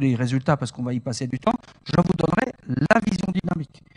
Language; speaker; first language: French; native; French